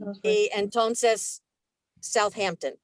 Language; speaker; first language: Spanish; non-native, learner; English